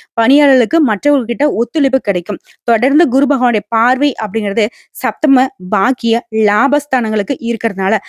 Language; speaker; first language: Tamil; native; Tamil